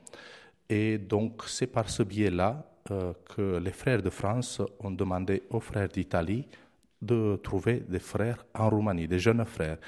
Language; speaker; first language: French; non-native, fluent; Romanian